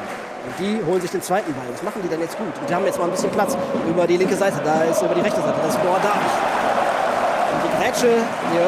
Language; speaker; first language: German; native; German